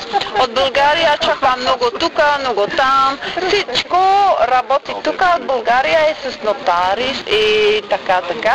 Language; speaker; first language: Bulgarian; non-native, learner; Dutch